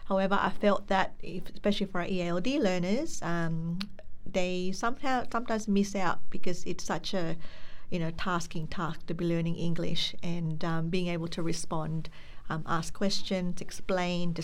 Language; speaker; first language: English; non-native, local second language; Filipino